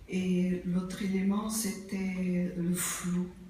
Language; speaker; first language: French; non-native, fluent; Portuguese